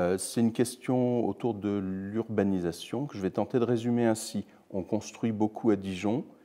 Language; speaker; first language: French; native; French